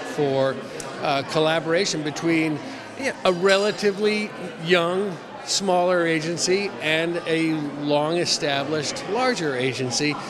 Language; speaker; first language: English; native; English